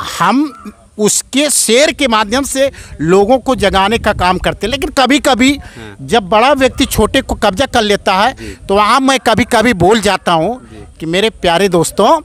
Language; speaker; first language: Hindi; native; Hindi